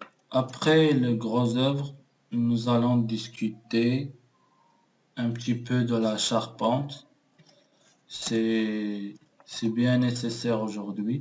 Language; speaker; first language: French; non-native, local second language; Arabic